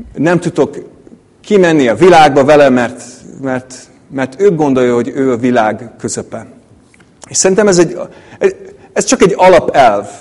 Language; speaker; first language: Hungarian; non-native, fluent; English